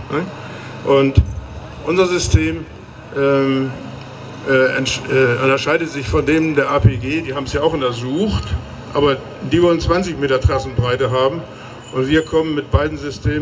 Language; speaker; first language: German; native; German